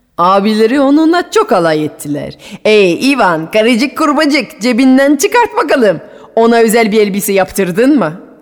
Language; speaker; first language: Turkish; non-native, fluent; French